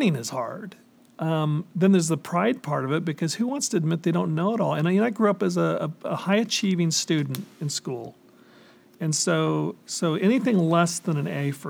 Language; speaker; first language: English; native; English